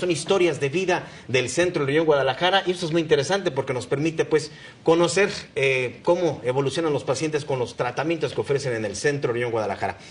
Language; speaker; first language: Spanish; native; Spanish